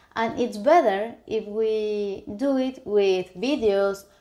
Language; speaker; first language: English; non-native, fluent; Spanish